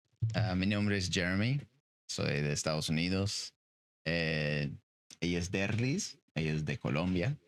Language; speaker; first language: Spanish; non-native, fluent; English